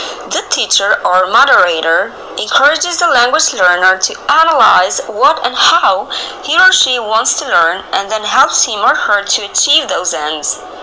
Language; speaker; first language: English; non-native, fluent; Albanian